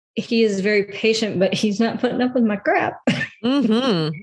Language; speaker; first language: English; native; English